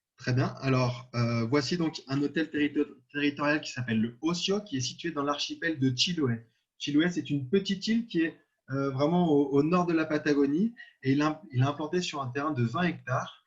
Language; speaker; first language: French; native; French